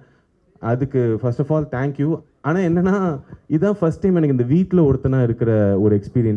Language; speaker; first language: Tamil; native; Tamil